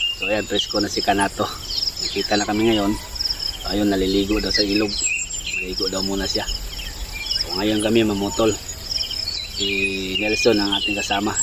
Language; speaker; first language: Filipino; non-native, local second language; Cebuano